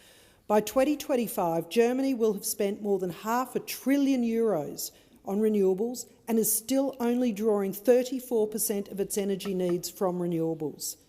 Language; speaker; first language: English; native; English